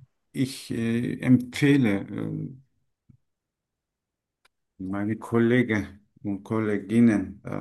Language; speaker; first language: German; non-native, learner; Turkish